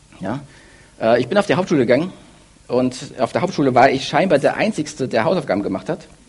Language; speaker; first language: German; early bilingual, other home language; Russian